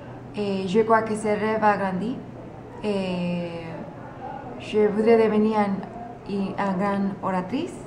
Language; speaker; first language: French; non-native, learner; Spanish